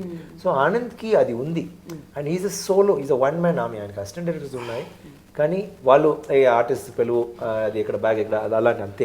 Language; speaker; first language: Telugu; non-native, learner; Tamil